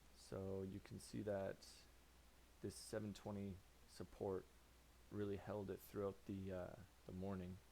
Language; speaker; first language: English; native; English